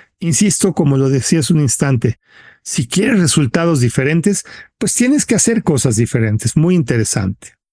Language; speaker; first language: Spanish; native; Spanish